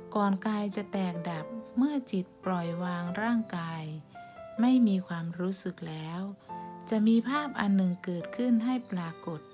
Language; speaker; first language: Thai; native; Thai